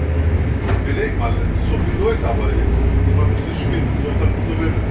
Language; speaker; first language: German; non-native, local second language; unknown